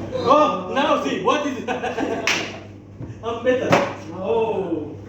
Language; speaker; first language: English; non-native, learner; Hindi